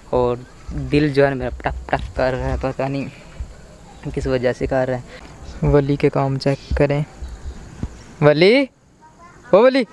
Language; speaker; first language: Urdu; non-native, local second language; Punjabi